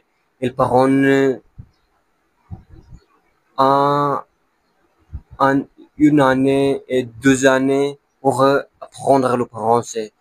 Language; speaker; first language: French; non-native, learner; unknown